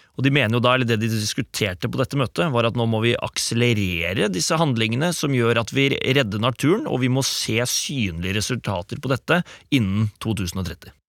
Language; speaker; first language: Norwegian; native; Norwegian